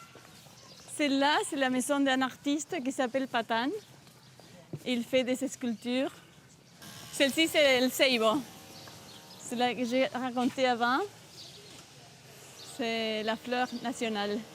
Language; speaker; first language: French; non-native, fluent; Spanish